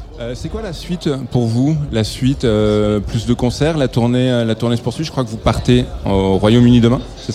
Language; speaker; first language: French; native; French